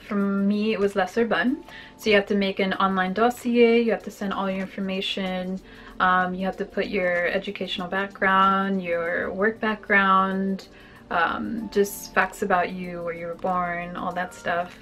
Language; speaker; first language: English; native; English